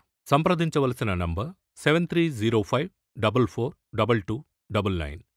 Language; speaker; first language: Telugu; native; Telugu